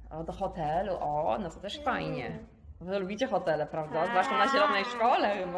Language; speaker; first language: Polish; native; Polish